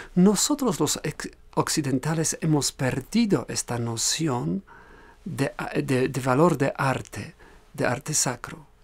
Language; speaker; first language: Spanish; non-native, fluent; Polish